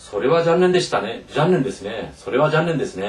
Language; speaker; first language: Japanese; non-native, fluent; Korean